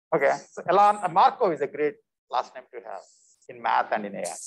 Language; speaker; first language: English; non-native, local second language; Telugu